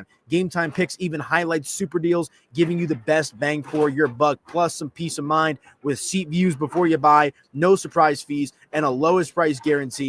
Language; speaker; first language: English; native; English